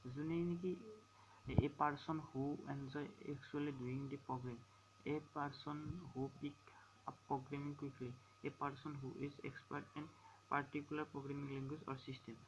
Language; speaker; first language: English; non-native, local second language; Assamese